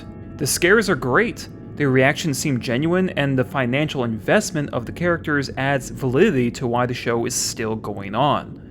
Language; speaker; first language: English; native; English